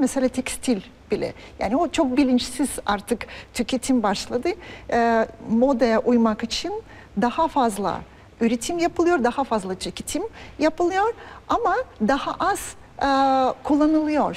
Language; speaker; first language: Turkish; non-native, fluent; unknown